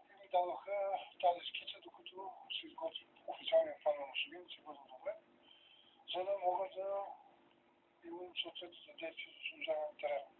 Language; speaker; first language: Bulgarian; native; Bulgarian